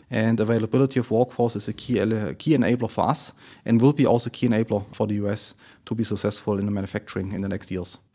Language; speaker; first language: English; non-native, fluent; German